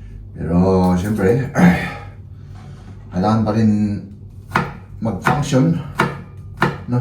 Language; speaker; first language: Filipino; native; Filipino